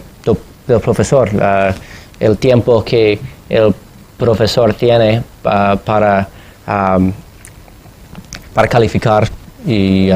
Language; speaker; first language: Spanish; non-native, fluent; English